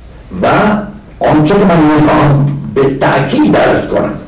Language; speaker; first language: Persian; non-native, fluent; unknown